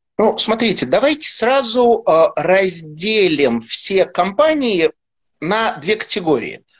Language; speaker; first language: Russian; native; Russian